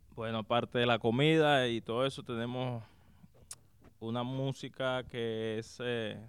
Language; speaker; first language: Spanish; native; Spanish